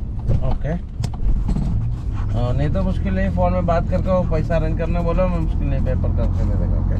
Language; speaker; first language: Hindi; non-native, local second language; Malayalam